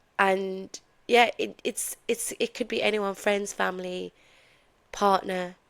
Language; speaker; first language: English; native; English